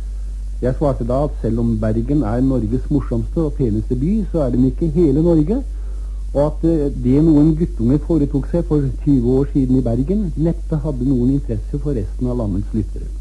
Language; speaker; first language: Norwegian; native; Norwegian